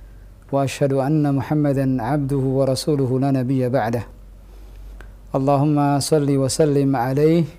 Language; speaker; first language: Arabic; non-native, fluent; Indonesian